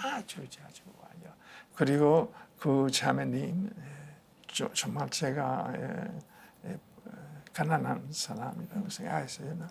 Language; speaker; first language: Korean; non-native, learner; Spanish